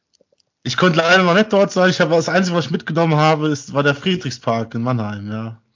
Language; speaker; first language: German; native; German